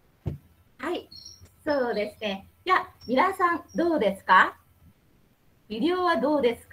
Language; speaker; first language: Japanese; non-native, fluent; Balinese